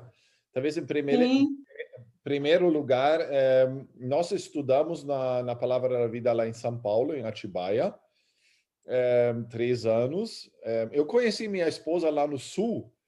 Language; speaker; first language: Portuguese; early bilingual, other home language; German